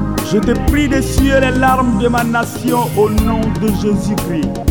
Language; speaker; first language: French; non-native, local second language; Bambara